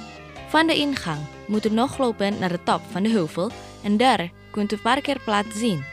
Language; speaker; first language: Dutch; non-native, fluent; Indonesian